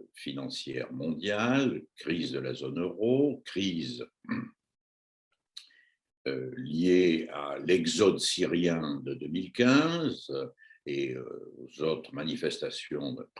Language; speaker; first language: French; native; French